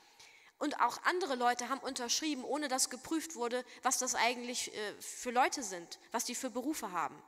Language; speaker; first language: German; native; German